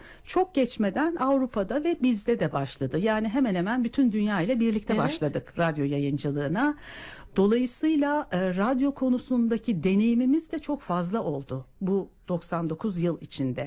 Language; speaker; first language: Turkish; native; Turkish